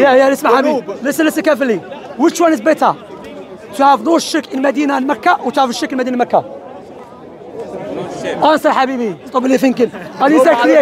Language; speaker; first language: English; non-native, fluent; Arabic